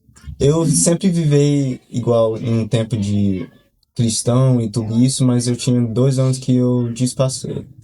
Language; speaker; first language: Portuguese; early bilingual, heritage; Portuguese